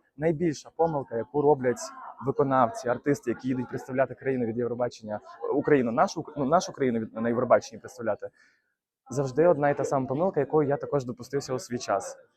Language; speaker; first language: Ukrainian; non-native, local second language; Russian